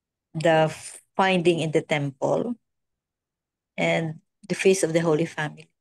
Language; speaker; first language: English; non-native, local second language; Filipino